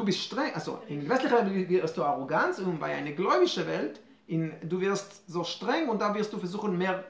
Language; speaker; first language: German; non-native, fluent; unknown